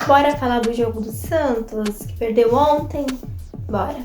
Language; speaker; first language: Portuguese; native; Portuguese